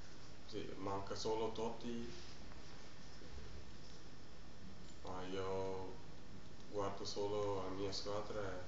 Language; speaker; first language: Italian; non-native, learner; German